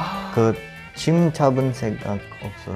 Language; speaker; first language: Korean; non-native, learner; Italian